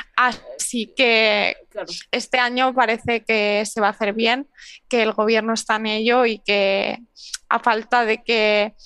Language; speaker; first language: Spanish; native; Spanish